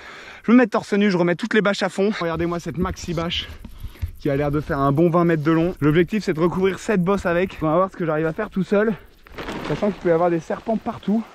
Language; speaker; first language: French; native; French